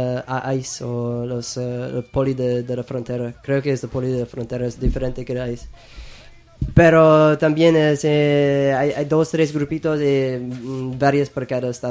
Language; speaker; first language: Spanish; non-native, fluent; English